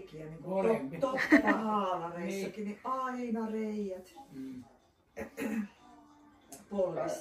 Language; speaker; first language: Finnish; native; Finnish